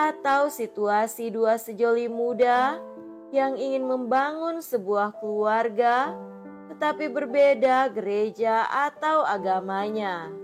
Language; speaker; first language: Indonesian; native; Indonesian